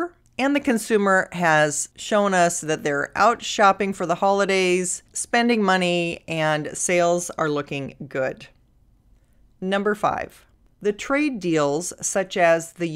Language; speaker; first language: English; native; English